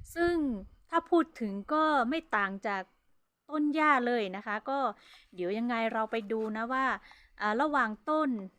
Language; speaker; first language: Thai; non-native, local second language; Hmong